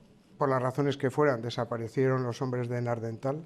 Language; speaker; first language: Spanish; native; Spanish